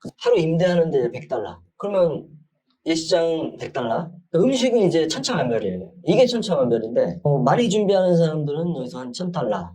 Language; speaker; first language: Korean; native; Korean